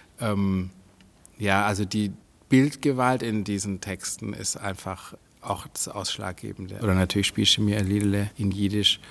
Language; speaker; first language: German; native; German